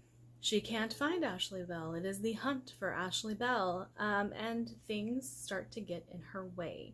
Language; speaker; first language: English; native; English